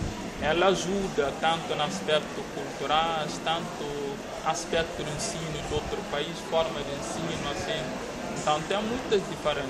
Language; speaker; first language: Portuguese; non-native, local second language; Upper Guinea Crioulo